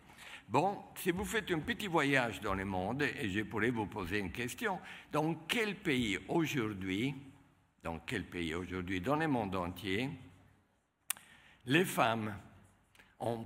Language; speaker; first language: French; non-native, fluent; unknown